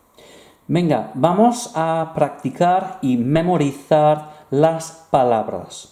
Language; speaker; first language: Spanish; non-native, fluent; English